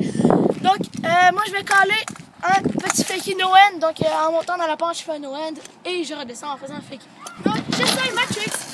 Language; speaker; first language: French; native; French